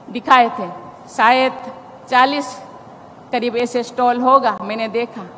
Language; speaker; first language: Hindi; non-native, local second language; Santali